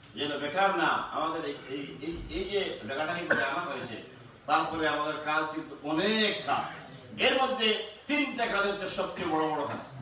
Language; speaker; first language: Bangla; native; Bangla